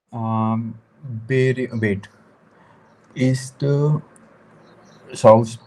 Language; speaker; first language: German; non-native, fluent; Hindi